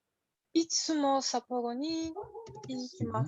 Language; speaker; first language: Japanese; non-native, learner; Polish